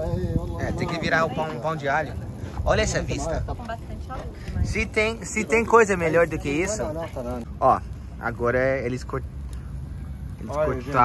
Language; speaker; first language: Portuguese; non-native, learner; English